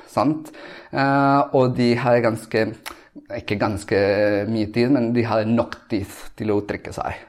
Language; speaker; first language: Norwegian; non-native, fluent; Spanish